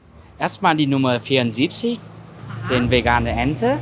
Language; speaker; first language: German; non-native, fluent; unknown